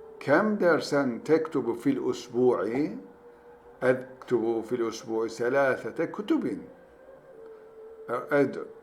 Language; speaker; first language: Arabic; non-native, fluent; Turkish